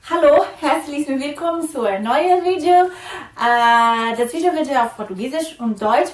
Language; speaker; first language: German; non-native, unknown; Portuguese